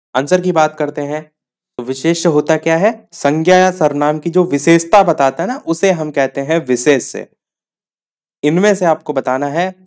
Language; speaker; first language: Hindi; native; Hindi